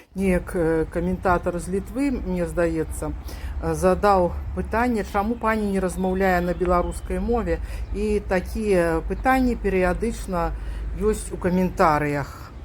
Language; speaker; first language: Belarusian; native; Belarusian